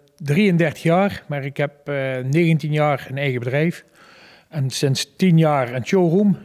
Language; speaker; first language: Dutch; native; Dutch